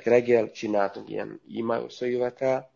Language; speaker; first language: Hungarian; non-native, learner; Romanian